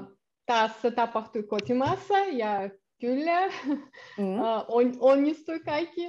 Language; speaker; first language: Finnish; non-native, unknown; Russian